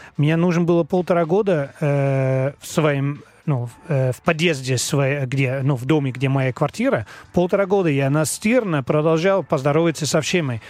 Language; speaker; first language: Russian; non-native, learner; Dutch